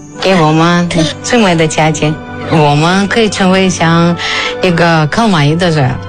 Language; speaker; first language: Chinese; non-native, fluent; Russian